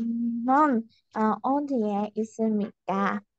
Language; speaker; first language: Korean; non-native, learner; Burmese